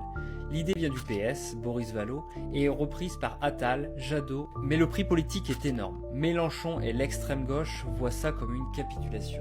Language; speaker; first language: French; native; French